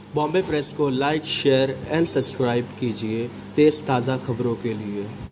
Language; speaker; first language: Hindi; non-native, local second language; Marathi